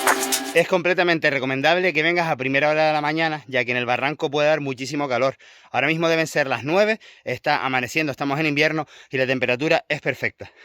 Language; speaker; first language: Spanish; native; Spanish